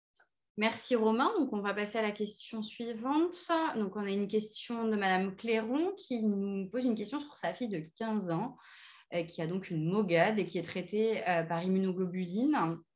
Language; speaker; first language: French; native; French